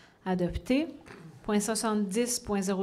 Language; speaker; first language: French; native; French